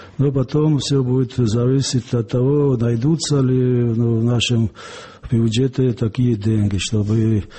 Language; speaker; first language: Russian; non-native, local second language; Georgian